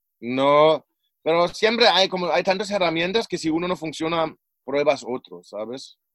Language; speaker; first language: Spanish; non-native, fluent; German